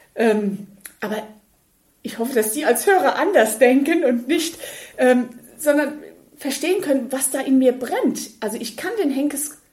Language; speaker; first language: German; native; German